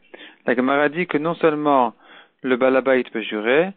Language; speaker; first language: French; native; French